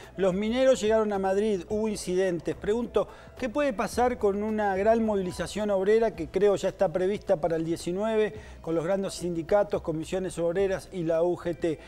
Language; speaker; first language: Spanish; native; Spanish